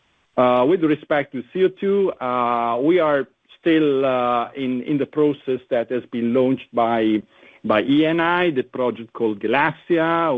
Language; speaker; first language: English; non-native, fluent; Italian